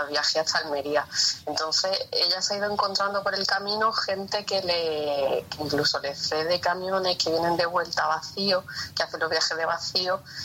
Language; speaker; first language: Spanish; native; Spanish